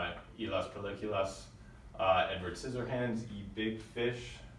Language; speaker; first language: Spanish; non-native, learner; English